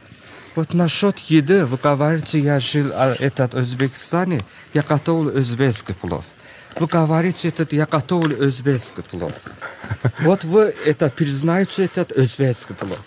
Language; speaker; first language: Russian; non-native, local second language; Azerbaijani